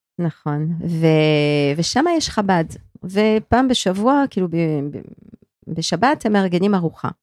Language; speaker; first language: Hebrew; non-native, fluent; French